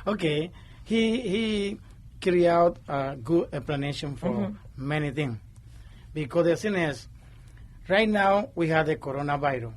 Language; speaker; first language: English; non-native, learner; Spanish